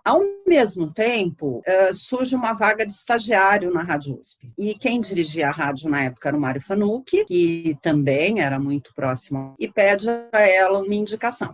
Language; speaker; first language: Portuguese; native; Portuguese